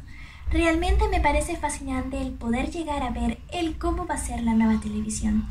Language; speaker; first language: Spanish; native; Spanish